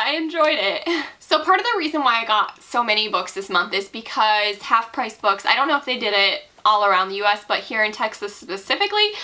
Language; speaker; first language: English; native; English